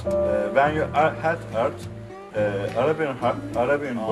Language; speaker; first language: English; non-native, learner; Turkish